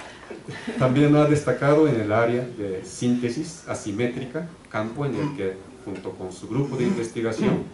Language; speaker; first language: Spanish; native; Spanish